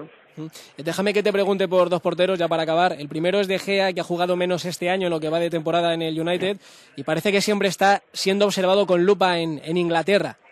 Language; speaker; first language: Spanish; native; Spanish